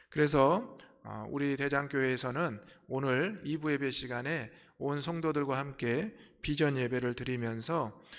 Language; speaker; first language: Korean; native; Korean